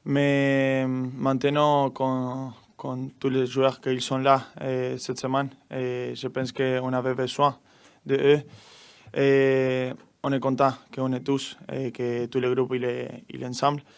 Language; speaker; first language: French; non-native, learner; Spanish